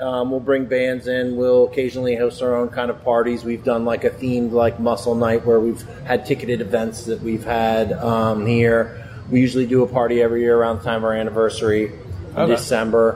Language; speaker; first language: English; native; English